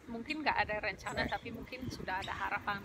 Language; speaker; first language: Indonesian; non-native, fluent; English